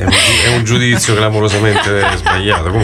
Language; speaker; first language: Italian; native; Italian